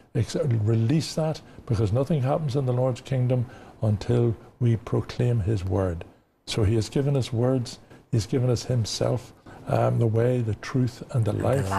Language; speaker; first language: English; native; English